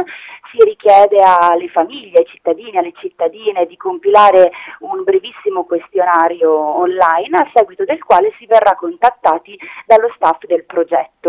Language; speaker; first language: Italian; native; Italian